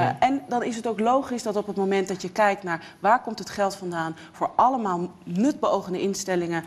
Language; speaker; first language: Dutch; native; Dutch